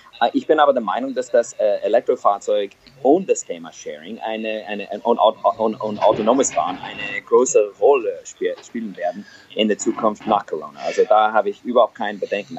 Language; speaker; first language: German; non-native, fluent; English